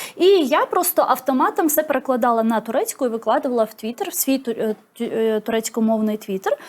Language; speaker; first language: Ukrainian; non-native, local second language; Crimean Tatar